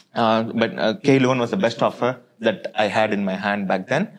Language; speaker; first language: English; non-native, local second language; Tamil